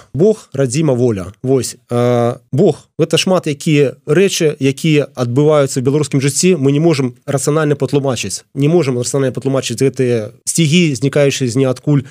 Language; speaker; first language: Belarusian; non-native, local second language; Russian